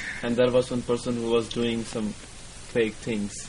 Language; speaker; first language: English; non-native, local second language; Punjabi